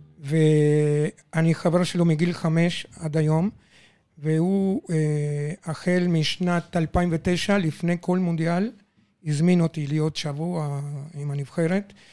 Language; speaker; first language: Hebrew; non-native, fluent; Spanish